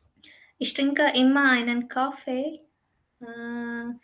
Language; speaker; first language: German; non-native, learner; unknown